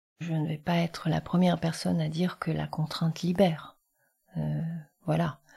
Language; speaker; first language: French; early bilingual, other home language; Vietnamese